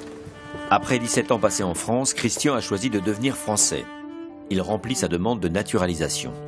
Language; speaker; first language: French; native; French